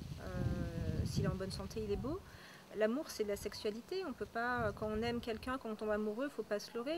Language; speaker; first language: French; native; French